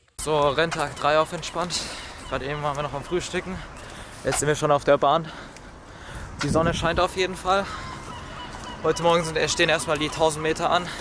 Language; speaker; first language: German; native; German